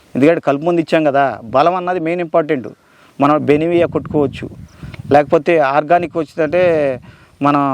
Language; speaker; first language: Telugu; native; Telugu